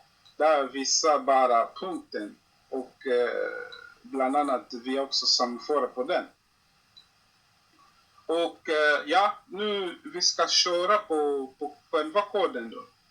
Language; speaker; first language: Swedish; non-native, learner; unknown